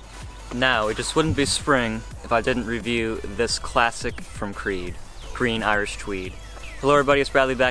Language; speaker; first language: English; native; English